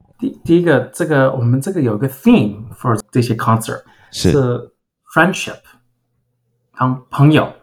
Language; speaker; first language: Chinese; early bilingual, heritage; Chinese